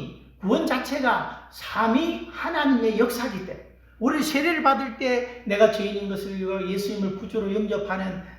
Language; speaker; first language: Korean; native; Korean